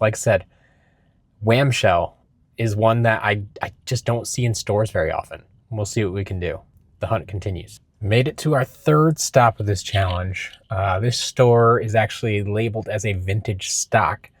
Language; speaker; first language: English; native; English